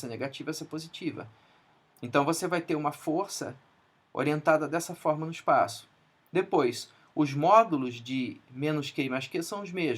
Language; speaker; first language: Portuguese; native; Portuguese